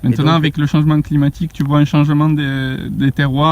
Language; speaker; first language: French; native; French